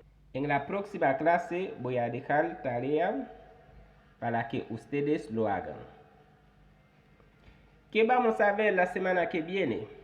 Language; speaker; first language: Spanish; non-native, fluent; Haitian Creole